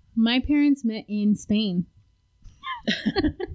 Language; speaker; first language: English; early bilingual, other home language; Spanish